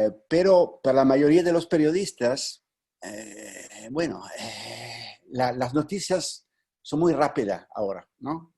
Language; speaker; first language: Spanish; non-native, fluent; Italian